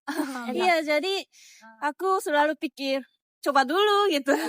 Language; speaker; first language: Indonesian; non-native, learner; Japanese